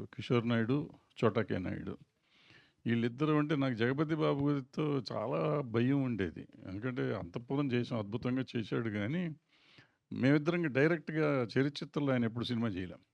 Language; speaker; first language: Telugu; native; Telugu